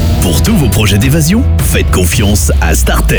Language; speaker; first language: French; native; French